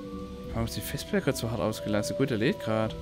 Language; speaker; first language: German; native; German